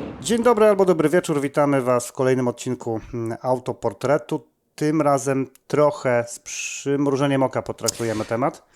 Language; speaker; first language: Polish; native; Polish